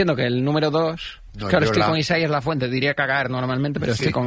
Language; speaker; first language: Spanish; native; Spanish